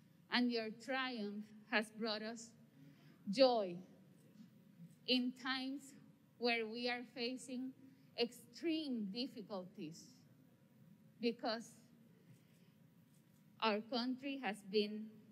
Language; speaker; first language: English; non-native, local second language; Spanish